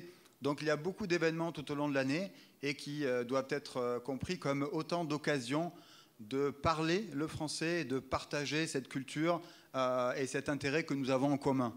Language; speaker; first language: French; native; French